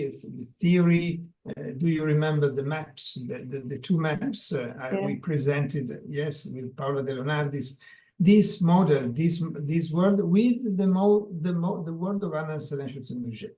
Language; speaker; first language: English; non-native, learner; Italian